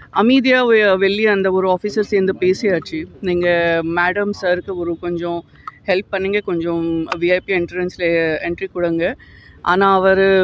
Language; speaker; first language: Tamil; non-native, learner; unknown